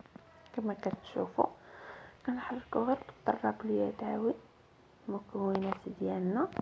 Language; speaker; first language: Arabic; native; Arabic